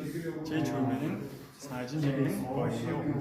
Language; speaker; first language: Korean; non-native, learner; Mongolian